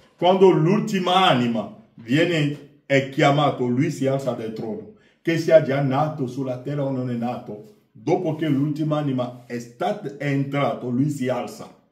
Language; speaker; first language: Italian; non-native, fluent; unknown